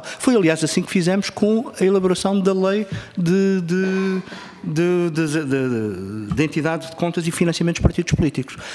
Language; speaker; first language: Portuguese; native; Portuguese